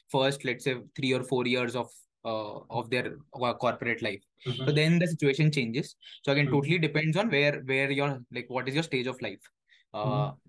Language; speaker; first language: English; non-native, local second language; Hindi